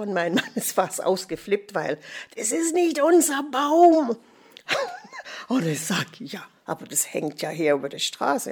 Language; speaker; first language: German; non-native, fluent; English